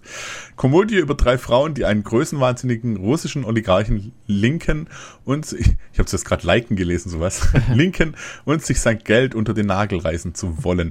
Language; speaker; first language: German; native; German